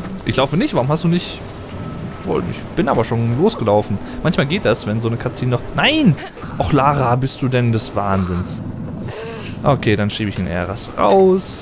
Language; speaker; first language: German; native; German